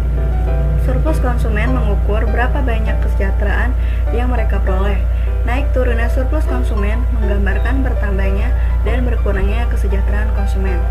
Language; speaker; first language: Indonesian; native; Indonesian